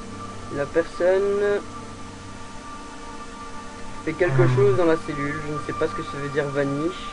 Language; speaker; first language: French; native; French